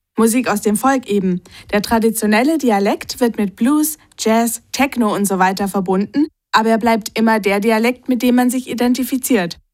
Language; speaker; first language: German; native; German